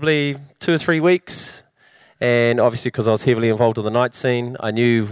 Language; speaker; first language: English; native; English